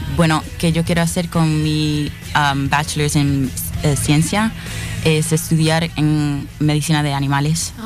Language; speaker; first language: Spanish; early bilingual, heritage; Spanish